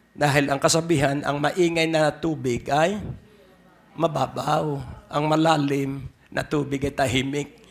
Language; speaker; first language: Filipino; native; Filipino